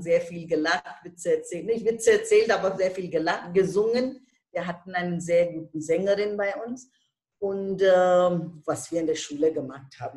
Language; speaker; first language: German; non-native, fluent; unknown